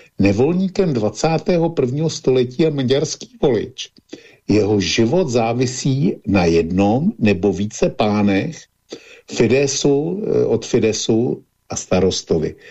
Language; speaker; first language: Czech; native; Czech